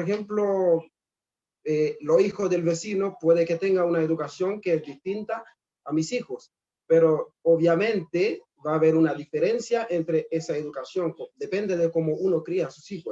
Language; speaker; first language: Spanish; non-native, fluent; Haitian Creole